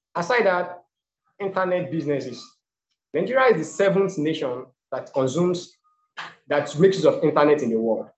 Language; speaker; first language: English; non-native, local second language; Yoruba